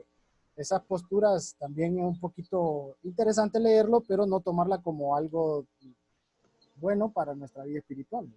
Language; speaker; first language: Spanish; native; Spanish